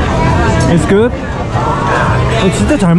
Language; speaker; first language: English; non-native, learner; Korean